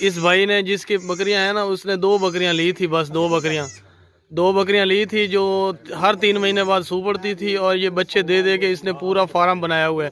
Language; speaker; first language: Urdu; non-native, local second language; Punjabi